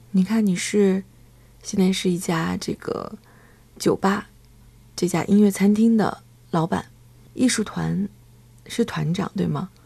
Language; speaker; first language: Chinese; native; Chinese